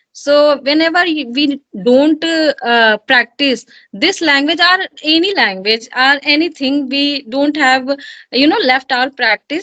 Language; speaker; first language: English; non-native, learner; Hindi